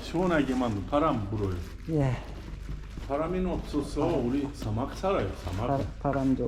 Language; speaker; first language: Korean; non-native, learner; Uzbek